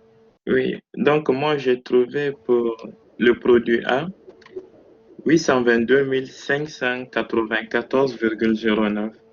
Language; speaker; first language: French; non-native, local second language; Arabic